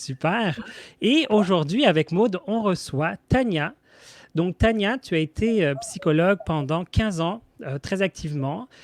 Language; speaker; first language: French; native; French